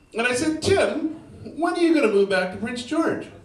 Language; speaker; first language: English; native; English